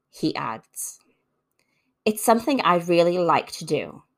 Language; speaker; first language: English; native; English